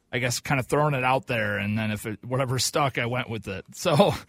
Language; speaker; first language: English; native; English